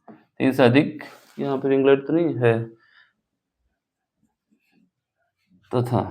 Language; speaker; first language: Hindi; native; Hindi